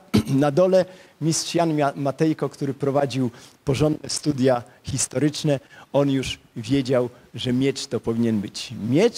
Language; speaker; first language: Polish; native; Polish